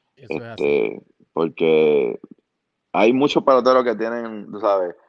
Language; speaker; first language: Spanish; native; Spanish